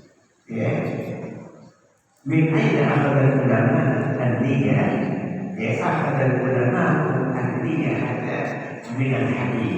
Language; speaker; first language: Arabic; non-native, fluent; Indonesian